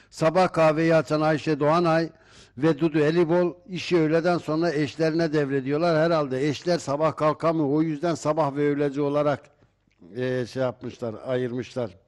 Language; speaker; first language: Turkish; native; Turkish